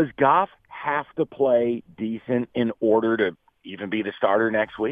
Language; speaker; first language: English; native; English